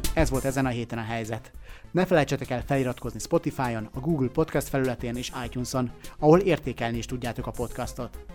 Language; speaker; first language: Hungarian; native; Hungarian